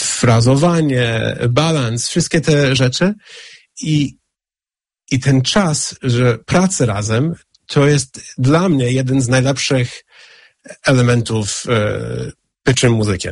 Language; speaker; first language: Polish; non-native, fluent; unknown